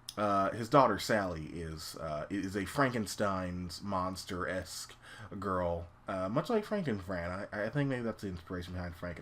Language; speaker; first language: English; native; English